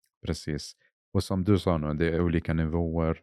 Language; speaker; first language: Swedish; non-native, fluent; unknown